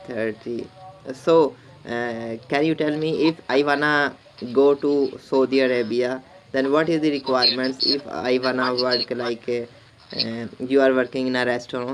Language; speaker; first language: English; non-native, learner; Urdu